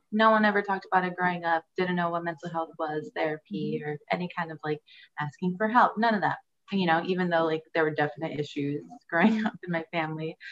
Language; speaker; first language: English; early bilingual, other home language; Spanish